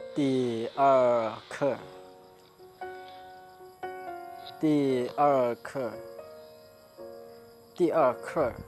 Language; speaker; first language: Chinese; non-native, fluent; Hmong